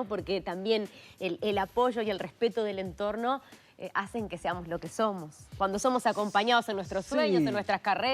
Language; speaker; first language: Spanish; native; Spanish